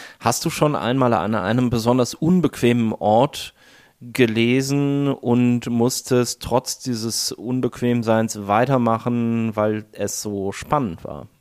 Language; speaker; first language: German; native; German